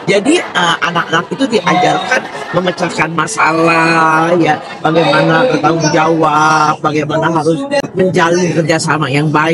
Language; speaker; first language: Indonesian; native; Indonesian